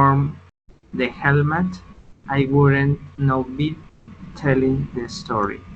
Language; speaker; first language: English; non-native, learner; Spanish